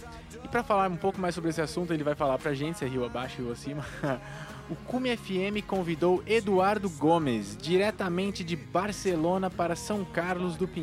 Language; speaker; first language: Portuguese; native; Portuguese